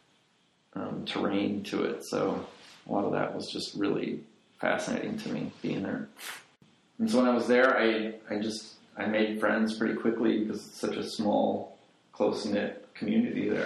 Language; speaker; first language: English; native; English